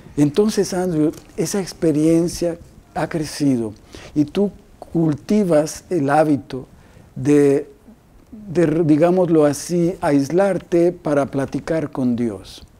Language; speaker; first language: Spanish; native; Spanish